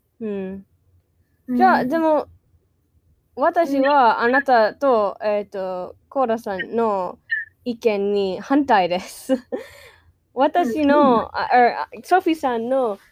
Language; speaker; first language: Japanese; non-native, learner; English